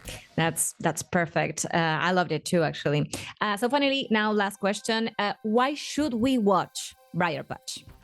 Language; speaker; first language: English; non-native, fluent; Spanish